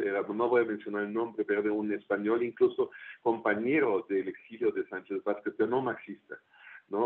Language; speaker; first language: Spanish; non-native, fluent; German